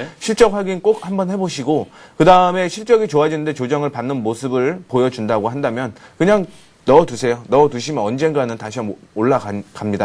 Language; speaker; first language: Korean; native; Korean